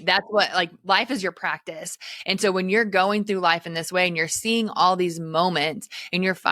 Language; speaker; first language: English; native; English